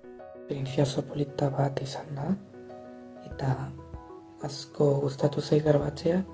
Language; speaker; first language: Basque; non-native, local second language; Spanish